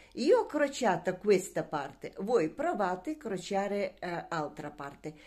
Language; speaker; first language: Italian; non-native, learner; Russian